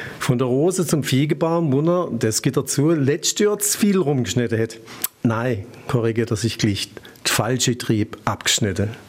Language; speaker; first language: German; native; German